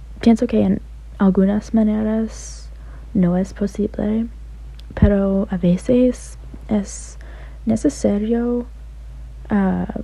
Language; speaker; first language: Spanish; non-native, learner; English